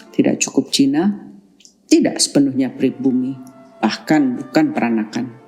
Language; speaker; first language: Indonesian; native; Indonesian